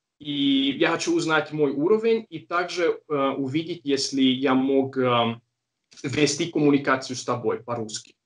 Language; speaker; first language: Russian; non-native, learner; Hungarian